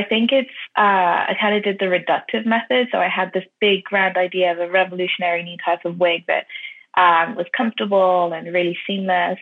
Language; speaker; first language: English; native; English